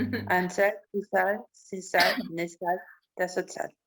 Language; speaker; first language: Korean; non-native, learner; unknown